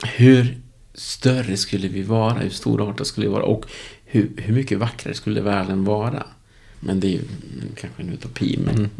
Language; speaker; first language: Swedish; early bilingual, other home language; Spanish